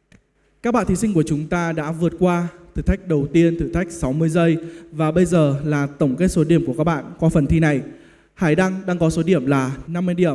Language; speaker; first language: Vietnamese; native; Vietnamese